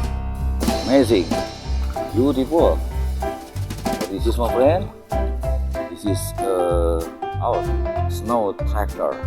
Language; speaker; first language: English; non-native, learner; Indonesian